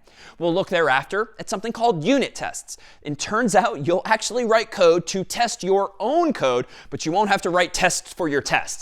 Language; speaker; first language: English; native; English